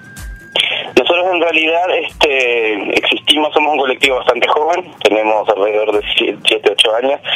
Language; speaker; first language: Spanish; native; Spanish